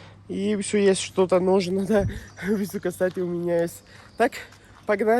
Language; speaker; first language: Russian; non-native, learner; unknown